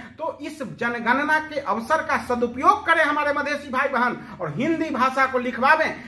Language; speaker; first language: Hindi; native; Hindi